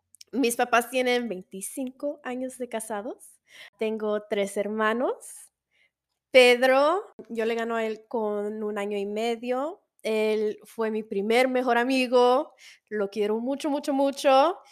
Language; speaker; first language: Spanish; early bilingual, heritage; Spanish